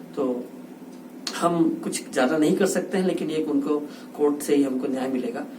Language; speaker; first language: Hindi; non-native, local second language; Kannada